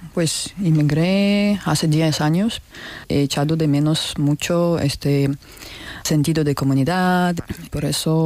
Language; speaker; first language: Spanish; non-native, learner; Russian